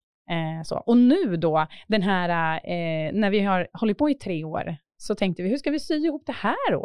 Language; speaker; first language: Swedish; native; Swedish